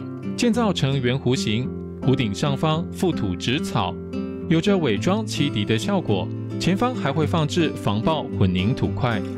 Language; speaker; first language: Chinese; native; Chinese